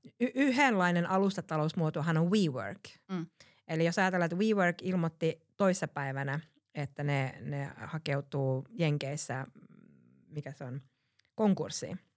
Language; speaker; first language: Finnish; early bilingual, heritage; Finnish